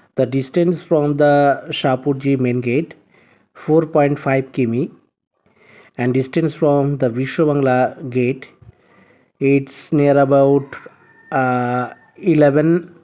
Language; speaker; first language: English; non-native, local second language; Bangla